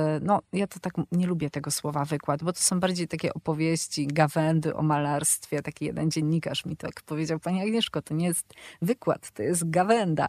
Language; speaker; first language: Polish; native; Polish